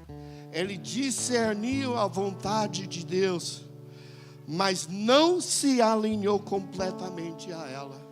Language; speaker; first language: Portuguese; non-native, fluent; English